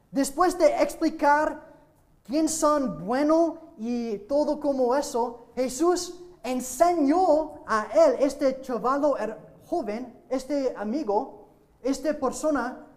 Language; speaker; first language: Spanish; non-native, learner; English